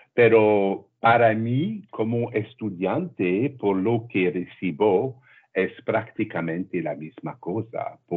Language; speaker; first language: Spanish; non-native, learner; French